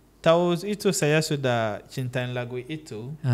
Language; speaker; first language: Indonesian; non-native, learner; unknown